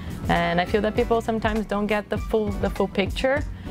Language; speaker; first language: English; non-native, fluent; Portuguese